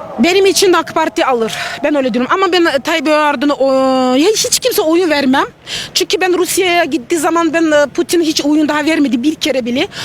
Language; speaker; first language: Turkish; non-native, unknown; Russian